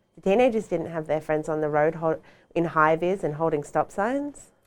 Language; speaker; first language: English; native; English